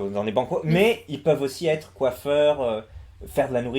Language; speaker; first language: French; native; French